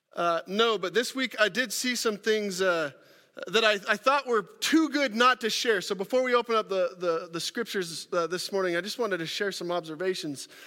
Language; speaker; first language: English; native; English